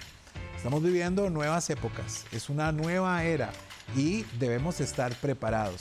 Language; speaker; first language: Spanish; native; Spanish